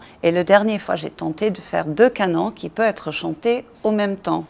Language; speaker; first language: French; non-native, fluent; English